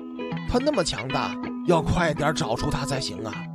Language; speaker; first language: Chinese; native; Chinese